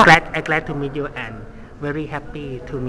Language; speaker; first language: English; non-native, learner; Thai